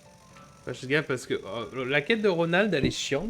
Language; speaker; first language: French; native; French